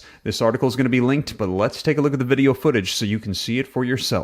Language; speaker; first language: English; native; English